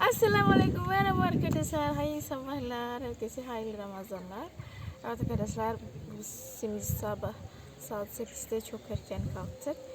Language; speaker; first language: Turkish; non-native, learner; Indonesian